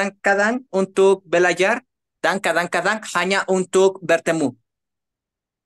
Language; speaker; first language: Indonesian; non-native, learner; Spanish